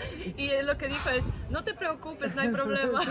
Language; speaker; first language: Spanish; non-native, fluent; Polish